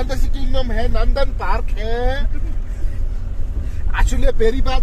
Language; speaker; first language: Hindi; non-native, learner; Bangla